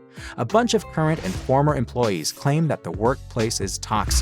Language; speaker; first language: English; native; English